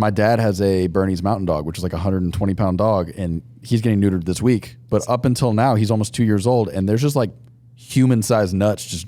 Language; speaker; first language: English; native; English